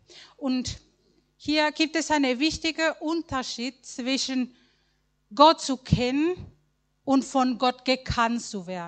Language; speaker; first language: German; non-native, learner; Spanish